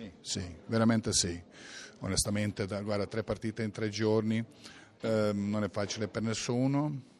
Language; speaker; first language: Italian; non-native, fluent; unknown